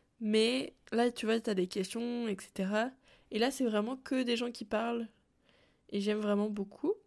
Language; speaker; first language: French; native; French